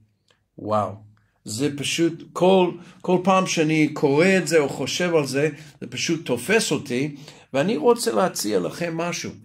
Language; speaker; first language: Hebrew; non-native, fluent; English